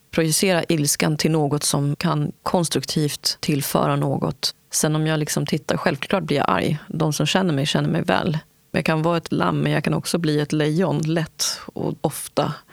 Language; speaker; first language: Swedish; early bilingual, other home language; Kurdish